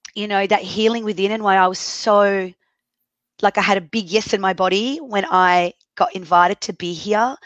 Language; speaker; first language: English; early bilingual, other home language; Arabic